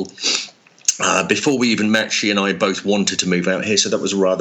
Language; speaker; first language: English; native; English